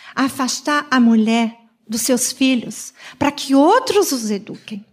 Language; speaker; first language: Portuguese; native; Portuguese